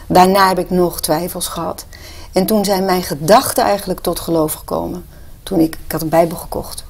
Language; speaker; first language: Dutch; native; Dutch